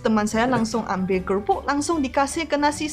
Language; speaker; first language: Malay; non-native, local second language; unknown